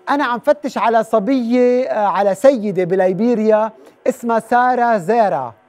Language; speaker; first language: Arabic; native; Arabic